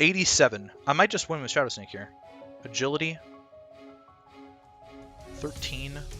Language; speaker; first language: English; native; English